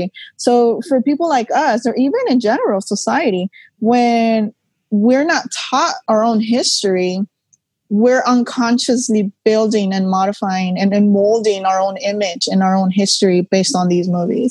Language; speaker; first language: English; native; English